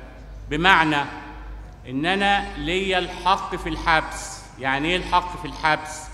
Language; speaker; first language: Arabic; native; Arabic